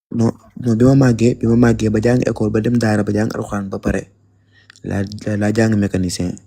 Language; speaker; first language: Wolof; native; Wolof